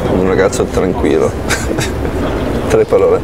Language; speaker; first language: Italian; non-native, fluent; English